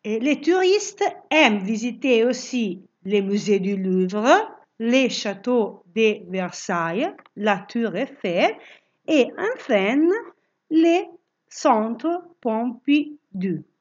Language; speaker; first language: French; non-native, fluent; Italian